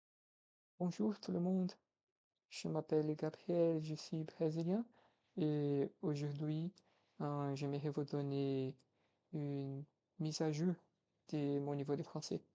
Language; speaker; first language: French; non-native, fluent; Portuguese